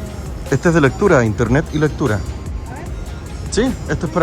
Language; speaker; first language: Spanish; native; Spanish